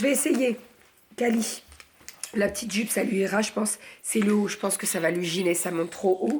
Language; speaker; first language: French; native; French